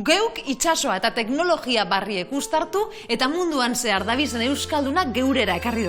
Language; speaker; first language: Basque; native; Basque